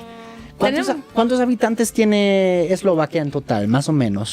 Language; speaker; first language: Spanish; native; Spanish